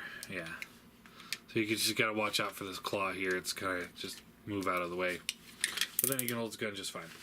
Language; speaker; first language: English; native; English